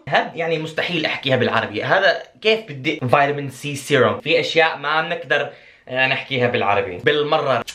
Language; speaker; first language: Arabic; non-native, fluent; English